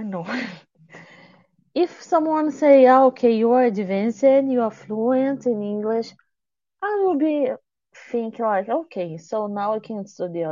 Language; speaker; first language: English; non-native, fluent; Portuguese